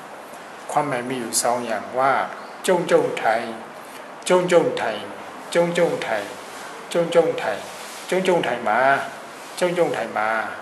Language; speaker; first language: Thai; non-native, fluent; Burmese